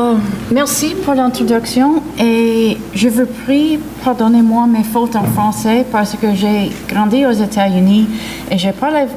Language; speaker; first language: French; early bilingual, heritage; English